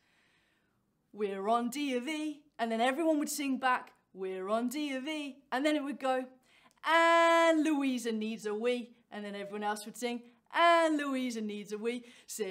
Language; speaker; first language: English; native; English